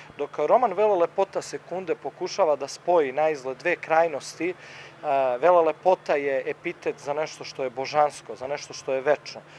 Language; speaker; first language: Serbian; native; Serbian